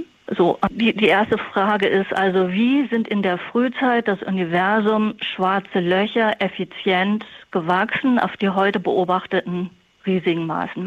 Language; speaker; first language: German; native; German